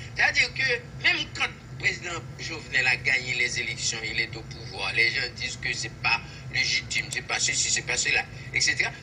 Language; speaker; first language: French; non-native, local second language; Haitian Creole